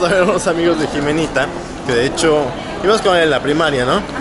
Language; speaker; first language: Spanish; native; Spanish